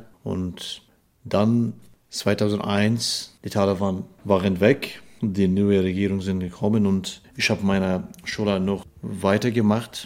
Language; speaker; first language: German; non-native, learner; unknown